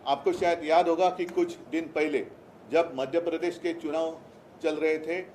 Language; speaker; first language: Hindi; non-native, local second language; Marathi